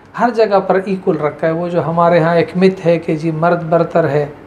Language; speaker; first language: Urdu; native; Urdu